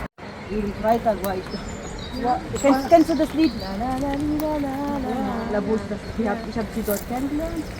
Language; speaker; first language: German; non-native, learner; Filipino